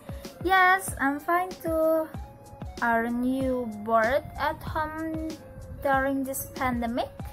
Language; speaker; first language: English; non-native, learner; Indonesian